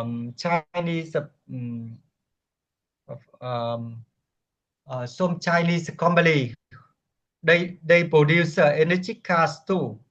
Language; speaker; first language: English; non-native, learner; Vietnamese